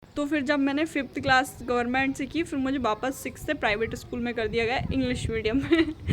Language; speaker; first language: Hindi; native; Hindi